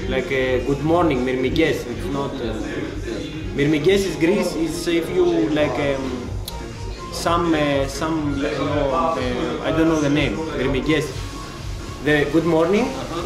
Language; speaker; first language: English; non-native, learner; Greek